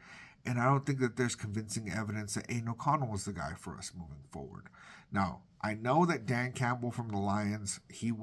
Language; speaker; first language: English; native; English